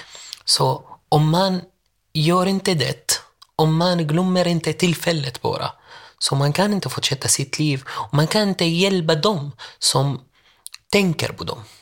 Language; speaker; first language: Swedish; non-native, learner; Arabic